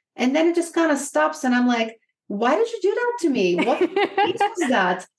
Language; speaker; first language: English; non-native, fluent; Bulgarian